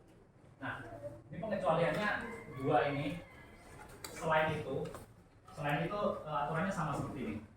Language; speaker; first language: Indonesian; native; Indonesian